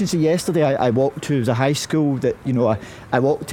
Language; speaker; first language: English; native; English